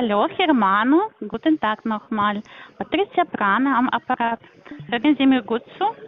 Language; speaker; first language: German; non-native, learner; Polish